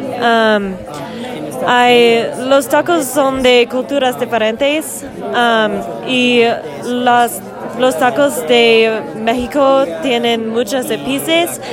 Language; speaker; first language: Spanish; non-native, learner; English